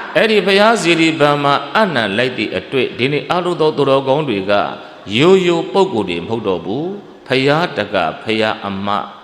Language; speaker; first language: Burmese; native; Burmese